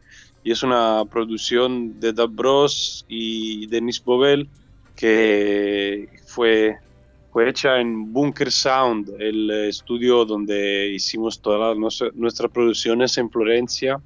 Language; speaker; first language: Spanish; non-native, learner; Italian